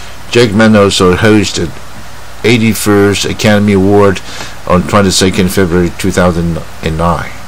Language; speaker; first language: English; non-native, fluent; Chinese